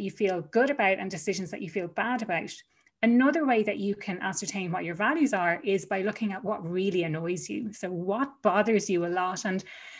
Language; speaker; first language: English; native; English